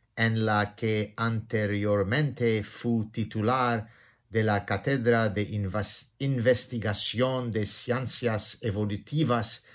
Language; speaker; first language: Spanish; non-native, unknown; Arabic